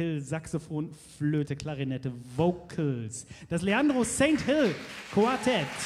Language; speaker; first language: German; native; German